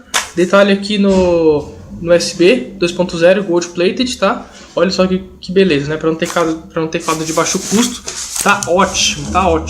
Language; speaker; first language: Portuguese; native; Portuguese